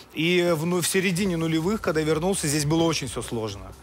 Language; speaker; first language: Russian; native; Russian